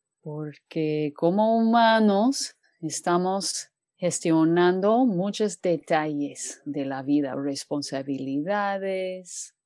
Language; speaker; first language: Spanish; non-native, fluent; English